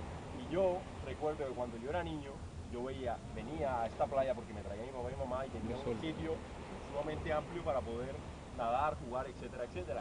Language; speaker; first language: Spanish; native; Spanish